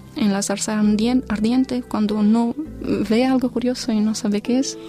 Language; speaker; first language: Spanish; non-native, fluent; Romanian